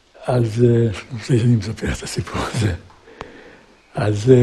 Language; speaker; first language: Hebrew; non-native, fluent; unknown